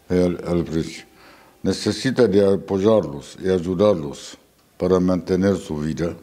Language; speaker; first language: Spanish; non-native, fluent; Arabic